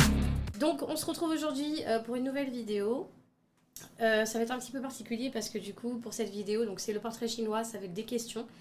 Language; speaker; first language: French; native; French